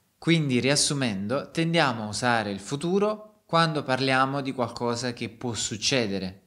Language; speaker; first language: Italian; native; Italian